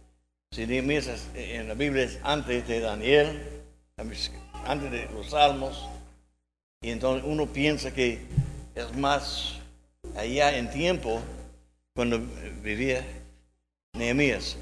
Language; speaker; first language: Spanish; non-native, learner; English